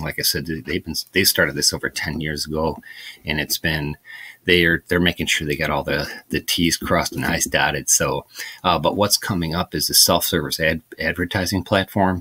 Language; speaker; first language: English; native; English